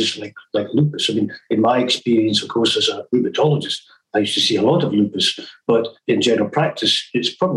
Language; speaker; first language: English; native; English